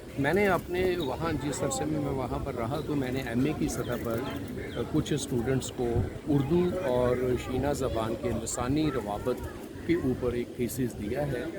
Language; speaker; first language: Urdu; non-native, local second language; Punjabi